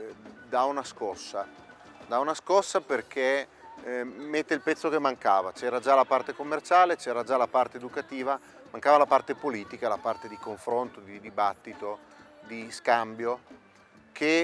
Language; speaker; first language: Italian; native; Italian